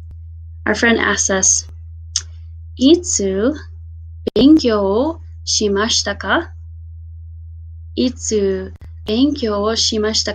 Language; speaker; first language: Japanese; non-native, fluent; English